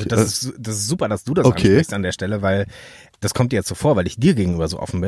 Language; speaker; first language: German; native; German